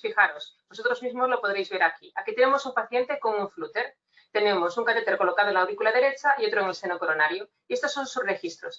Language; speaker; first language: Spanish; native; Spanish